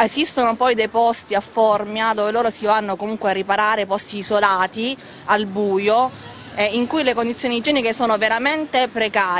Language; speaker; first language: Italian; native; Italian